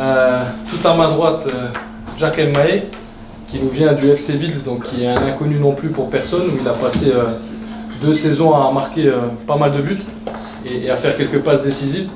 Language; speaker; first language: French; native; French